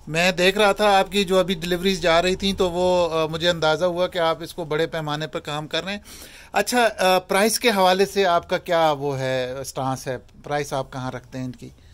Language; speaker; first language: Urdu; non-native, local second language; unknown